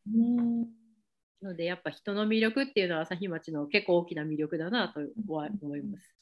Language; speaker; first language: Japanese; native; Japanese